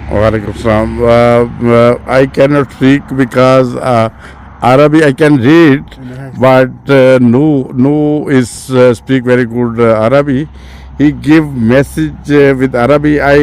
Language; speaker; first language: English; non-native, learner; Urdu